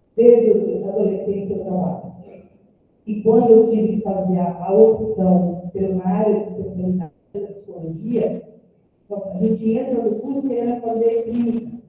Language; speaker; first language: Portuguese; native; Portuguese